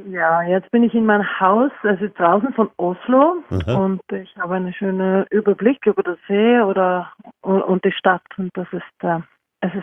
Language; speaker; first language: German; non-native, fluent; Norwegian